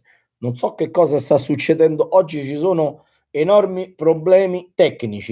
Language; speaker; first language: Italian; native; Italian